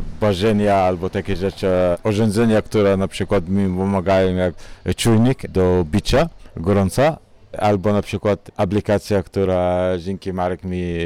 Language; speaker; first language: Polish; non-native, learner; Arabic